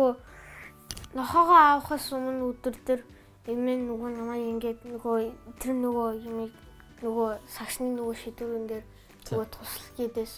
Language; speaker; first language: Mongolian; early bilingual, heritage; Mongolian